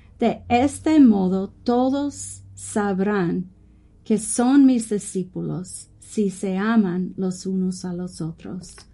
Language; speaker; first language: Spanish; non-native, fluent; English